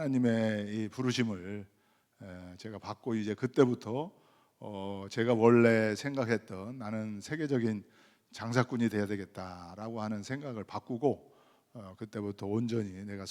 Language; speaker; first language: Korean; native; Korean